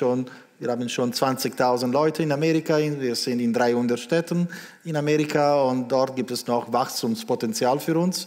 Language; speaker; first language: German; non-native, local second language; Italian